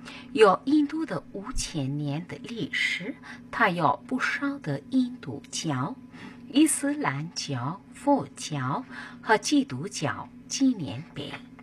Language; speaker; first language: Chinese; non-native, fluent; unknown